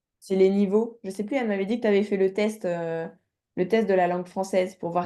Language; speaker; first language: French; native; French